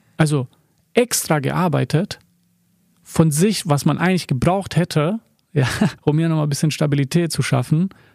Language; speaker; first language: German; early bilingual, other home language; Serbian